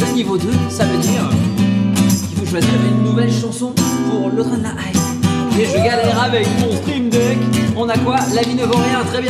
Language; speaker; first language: French; native; French